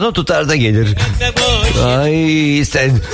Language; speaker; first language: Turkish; native; Turkish